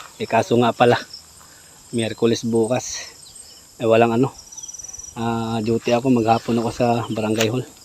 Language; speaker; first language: Filipino; non-native, local second language; Cebuano